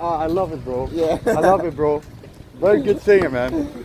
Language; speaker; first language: English; non-native, fluent; Dutch